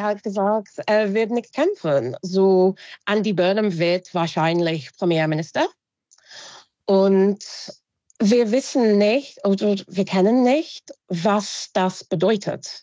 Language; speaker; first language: German; non-native, fluent; English